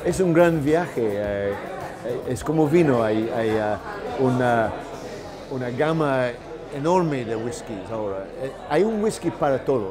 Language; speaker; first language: Spanish; non-native, learner; English